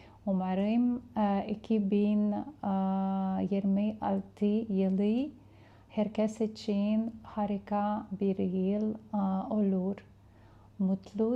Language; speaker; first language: Turkish; non-native, fluent; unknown